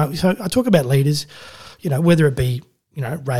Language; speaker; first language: English; native; English